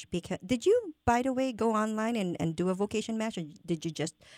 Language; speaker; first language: English; non-native, local second language; Filipino